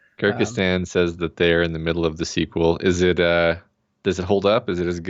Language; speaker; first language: English; native; English